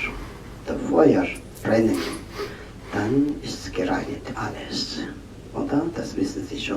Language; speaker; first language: German; non-native, learner; Tibetan